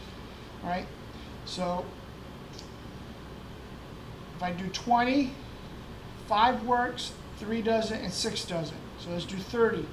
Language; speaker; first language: English; native; English